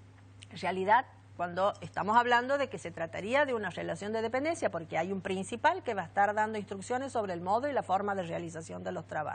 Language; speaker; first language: Spanish; native; Spanish